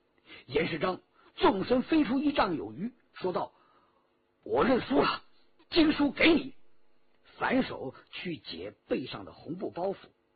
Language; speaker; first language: Chinese; native; Chinese